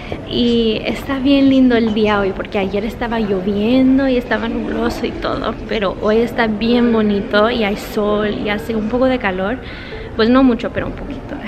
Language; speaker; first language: Spanish; early bilingual, heritage; English